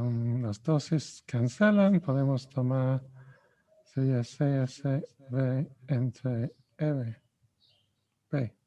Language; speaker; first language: Spanish; non-native, fluent; English